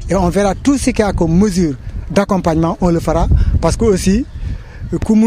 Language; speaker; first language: French; non-native, local second language; Wolof